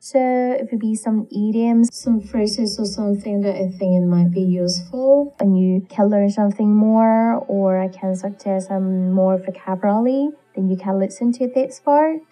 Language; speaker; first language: English; non-native, fluent; Thai